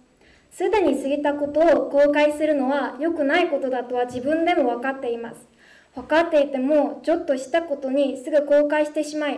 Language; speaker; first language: Japanese; non-native, fluent; Korean